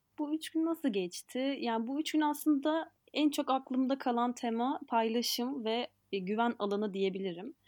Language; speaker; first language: Turkish; native; Turkish